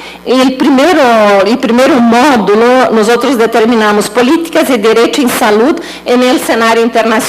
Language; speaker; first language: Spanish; non-native, learner; Portuguese